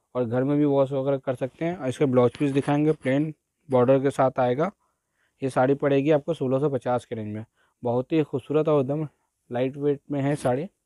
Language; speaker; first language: Hindi; native; Hindi